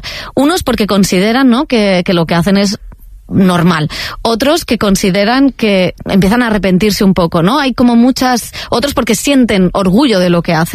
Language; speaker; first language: Spanish; native; Spanish